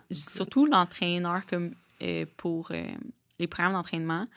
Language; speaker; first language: French; native; French